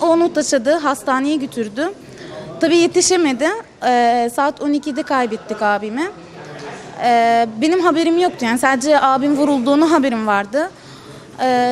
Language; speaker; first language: Turkish; non-native, fluent; Arabic